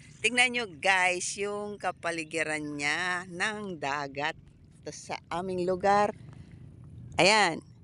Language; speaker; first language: Filipino; non-native, local second language; Waray